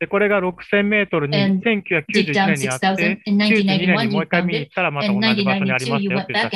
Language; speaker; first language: Japanese; native; Japanese